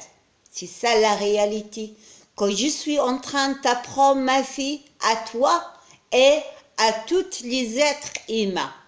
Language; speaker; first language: French; non-native, learner; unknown